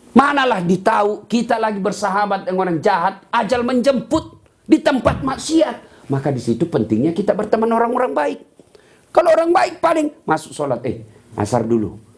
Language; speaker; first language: Malay; non-native, local second language; Buginese